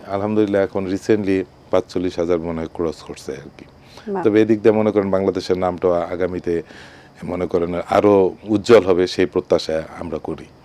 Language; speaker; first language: Bangla; native; Bangla